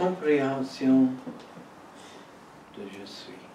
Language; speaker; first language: French; non-native, learner; English